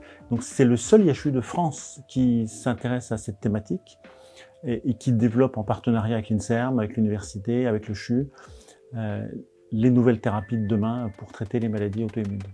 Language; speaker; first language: French; native; French